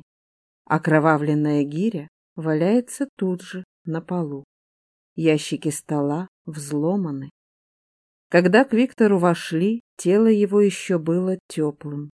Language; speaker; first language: Russian; native; Russian